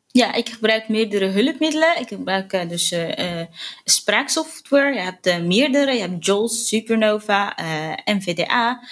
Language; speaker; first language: Dutch; non-native, fluent; Arabic